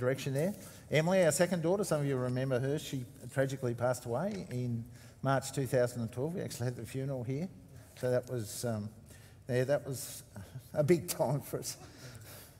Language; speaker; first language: English; native; English